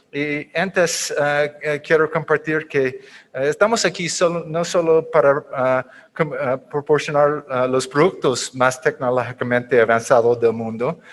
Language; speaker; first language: Spanish; non-native, fluent; English